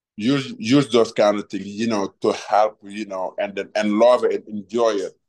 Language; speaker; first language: English; non-native, fluent; Wolof